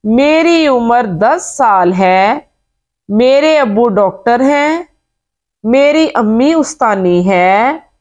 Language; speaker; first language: Urdu; native; Urdu